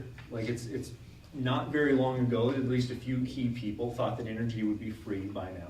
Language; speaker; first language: English; native; English